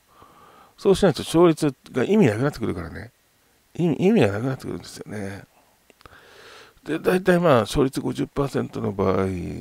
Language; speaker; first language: Japanese; native; Japanese